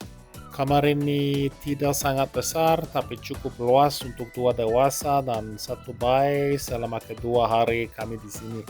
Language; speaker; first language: Indonesian; non-native, fluent; Norwegian